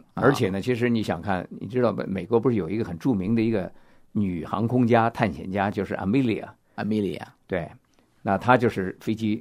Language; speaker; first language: Chinese; native; Chinese